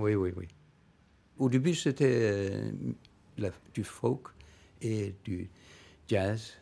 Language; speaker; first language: French; non-native, learner; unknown